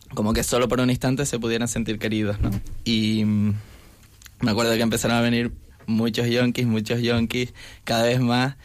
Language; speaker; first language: Spanish; native; Spanish